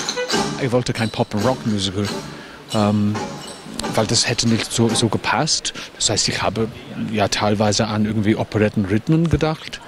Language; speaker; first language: German; non-native, fluent; English